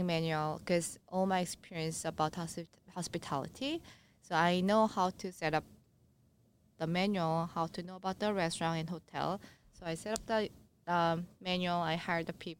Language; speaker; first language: English; non-native, learner; Korean